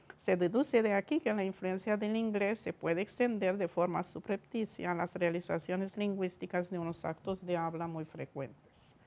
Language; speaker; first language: Spanish; non-native, fluent; Romanian